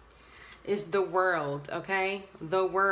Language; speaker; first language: English; native; English